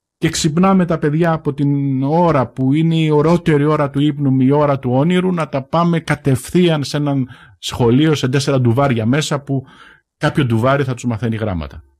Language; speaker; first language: Greek; native; Greek